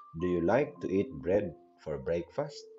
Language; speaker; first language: English; non-native, learner; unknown